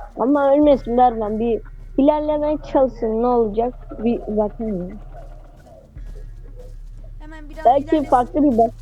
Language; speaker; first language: Turkish; native; Turkish